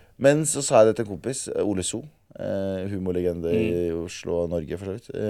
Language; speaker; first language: Norwegian; early bilingual, other home language; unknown